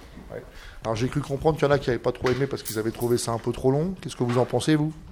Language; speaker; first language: French; native; French